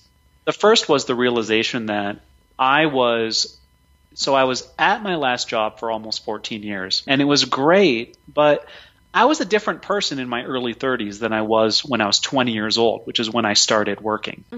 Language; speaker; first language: English; native; English